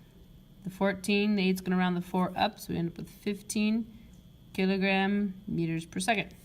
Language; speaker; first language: English; native; English